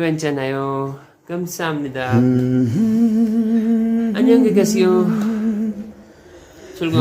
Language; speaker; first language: Korean; non-native, learner; Urdu